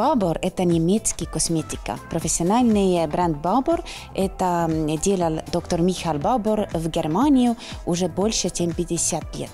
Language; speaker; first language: Russian; non-native, local second language; Estonian